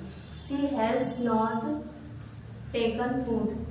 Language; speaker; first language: English; non-native, learner; Hindi